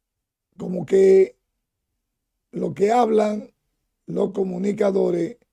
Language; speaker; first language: Spanish; native; Spanish